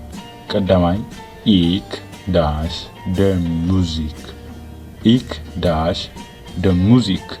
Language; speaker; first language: Dutch; non-native, fluent; Tigrinya